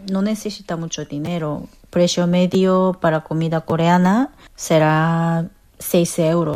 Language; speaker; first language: Spanish; non-native, learner; Korean